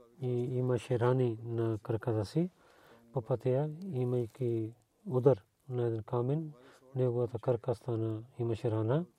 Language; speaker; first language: Bulgarian; non-native, fluent; Urdu